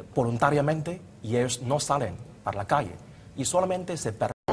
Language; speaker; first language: Spanish; non-native, fluent; Chinese